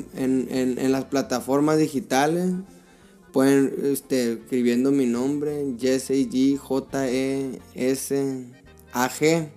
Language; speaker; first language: Spanish; early bilingual, heritage; Spanish